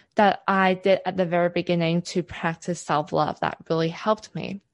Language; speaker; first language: English; non-native, local second language; Cantonese